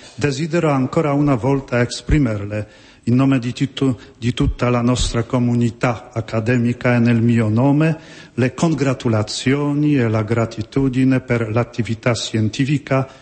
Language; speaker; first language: Italian; non-native, fluent; Polish